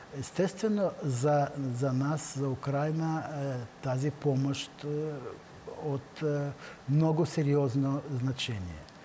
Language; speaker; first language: Bulgarian; non-native, fluent; Ukrainian